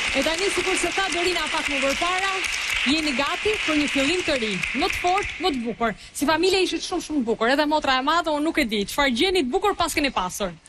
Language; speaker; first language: Albanian; native; Albanian